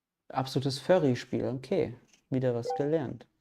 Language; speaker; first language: German; native; German